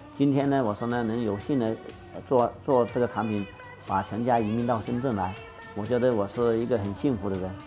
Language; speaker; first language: Chinese; non-native, local second language; Hakka Chinese